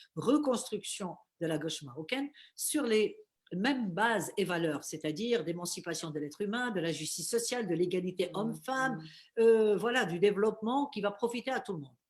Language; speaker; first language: French; non-native, local second language; Arabic